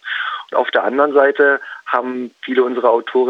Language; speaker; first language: German; native; German